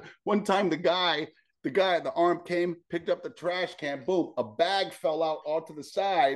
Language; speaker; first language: English; native; English